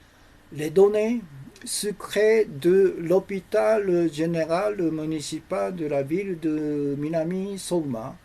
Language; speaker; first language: French; non-native, learner; Japanese